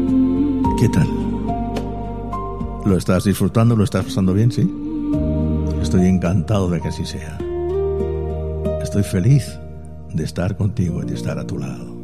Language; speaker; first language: Spanish; native; Spanish